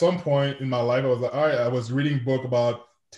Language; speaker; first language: English; non-native, fluent; French